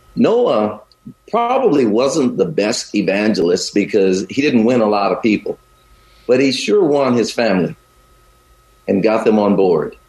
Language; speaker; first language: English; native; English